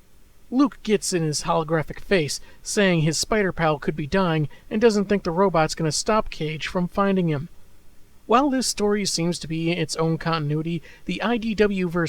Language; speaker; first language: English; native; English